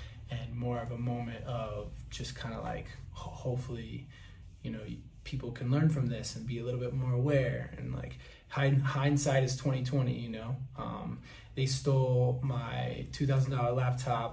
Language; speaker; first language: English; native; English